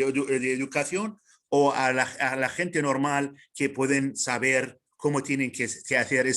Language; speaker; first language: Spanish; non-native, fluent; Arabic